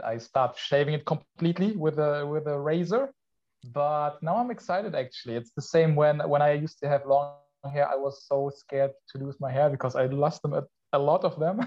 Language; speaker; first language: English; non-native, fluent; Polish